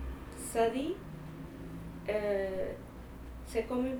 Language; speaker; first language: French; non-native, fluent; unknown